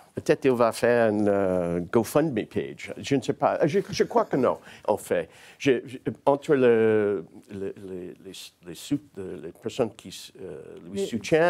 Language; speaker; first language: French; non-native, learner; English